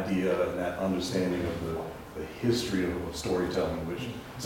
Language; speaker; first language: English; native; English